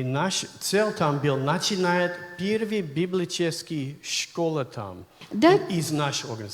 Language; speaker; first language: Russian; non-native, learner; English